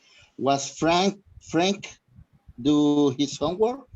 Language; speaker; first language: English; non-native, learner; Spanish